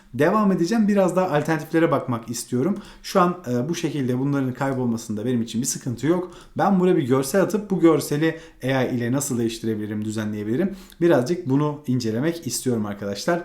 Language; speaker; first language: Turkish; native; Turkish